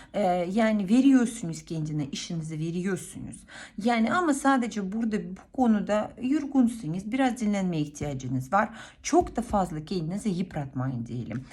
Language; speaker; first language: Turkish; non-native, fluent; Russian